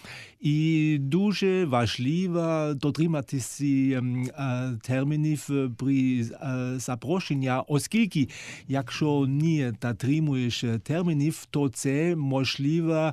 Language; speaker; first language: Ukrainian; non-native, fluent; German